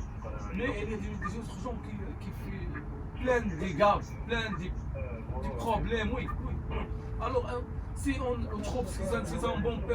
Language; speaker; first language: French; non-native, local second language; Arabic